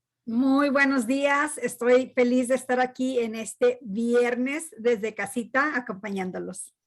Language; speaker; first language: Spanish; native; Spanish